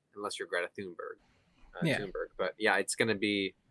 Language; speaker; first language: English; native; English